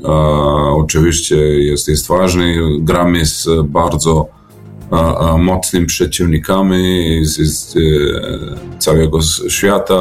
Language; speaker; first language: Polish; non-native, learner; Serbian